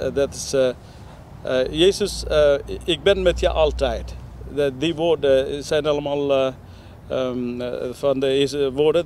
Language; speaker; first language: Dutch; non-native, learner; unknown